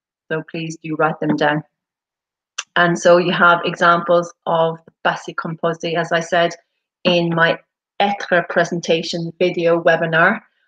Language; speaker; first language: English; native; English